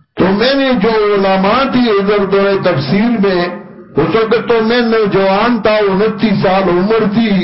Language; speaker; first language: Urdu; non-native, local second language; Pashto